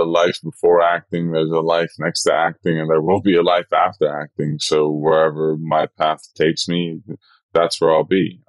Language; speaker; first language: English; non-native, fluent; Dutch